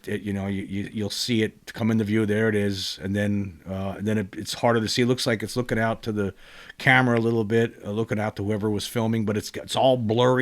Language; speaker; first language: English; native; English